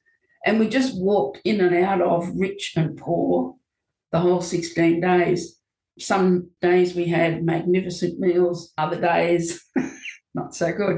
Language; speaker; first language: English; native; English